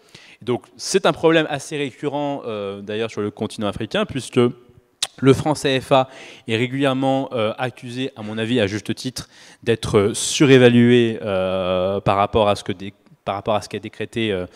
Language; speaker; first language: French; native; French